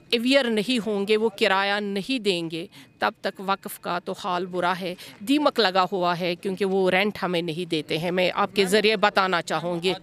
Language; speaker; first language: Hindi; non-native, local second language; Kashmiri